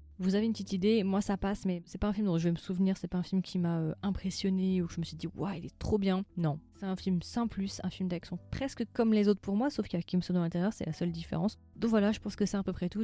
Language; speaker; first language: French; native; French